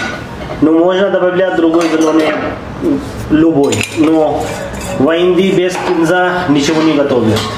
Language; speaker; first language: Russian; non-native, learner; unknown